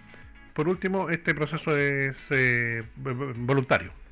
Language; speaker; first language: Spanish; native; Spanish